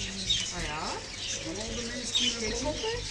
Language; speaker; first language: Dutch; non-native, learner; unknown